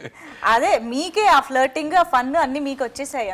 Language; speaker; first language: Telugu; native; Telugu